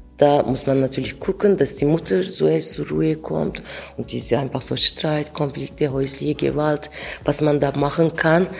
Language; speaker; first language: German; non-native, fluent; Turkish